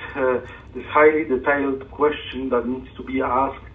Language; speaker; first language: English; non-native, fluent; Polish